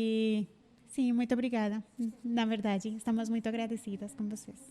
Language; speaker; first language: Portuguese; non-native, fluent; Spanish